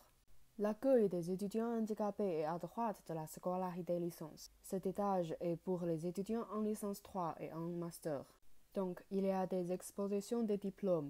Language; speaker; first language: French; non-native, learner; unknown